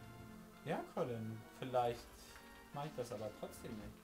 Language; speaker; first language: German; native; German